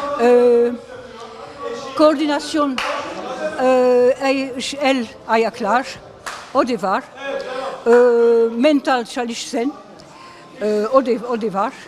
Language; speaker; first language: Turkish; early bilingual, heritage; Turkish